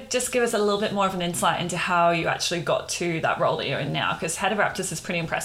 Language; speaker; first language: English; native; English